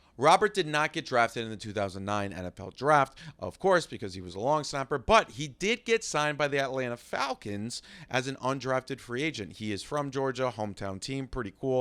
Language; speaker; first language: English; native; English